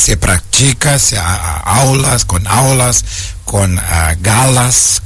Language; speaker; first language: Portuguese; non-native, learner; Ukrainian